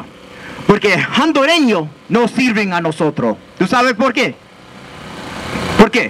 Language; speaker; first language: Spanish; non-native, learner; English